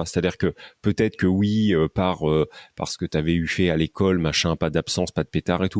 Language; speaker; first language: French; native; French